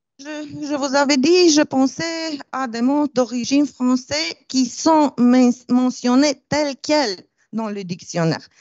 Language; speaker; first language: French; non-native, fluent; Romanian